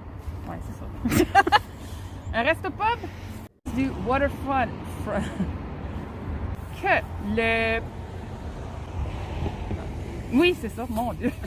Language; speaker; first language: French; native; French